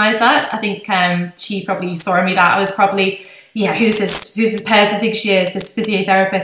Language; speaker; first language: English; native; English